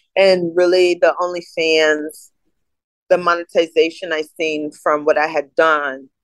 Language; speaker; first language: English; native; English